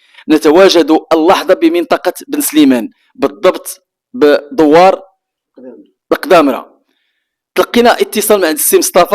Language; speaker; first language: Arabic; native; Arabic